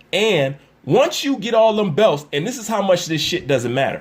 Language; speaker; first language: English; native; English